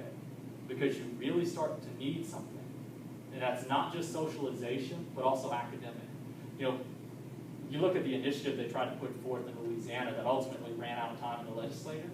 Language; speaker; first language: English; native; English